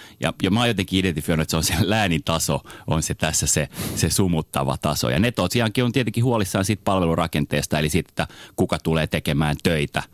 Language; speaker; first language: Finnish; native; Finnish